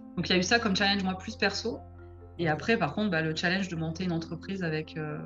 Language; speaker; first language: French; native; French